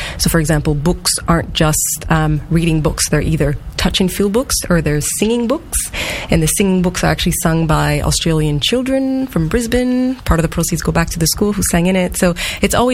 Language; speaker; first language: English; non-native, fluent; French